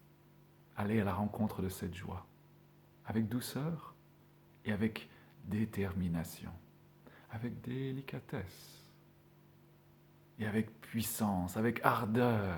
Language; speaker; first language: French; native; French